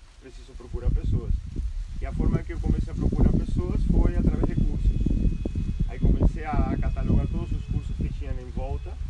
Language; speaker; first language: Portuguese; non-native, fluent; Spanish